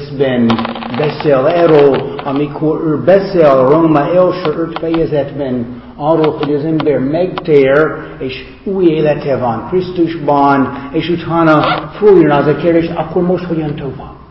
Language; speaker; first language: Hungarian; non-native, fluent; English